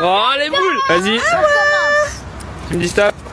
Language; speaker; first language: French; native; French